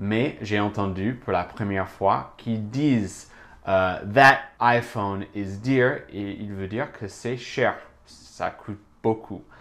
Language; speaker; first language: French; non-native, fluent; English